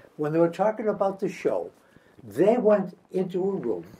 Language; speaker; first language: English; native; English